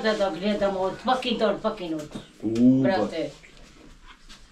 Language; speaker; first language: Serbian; non-native, local second language; Albanian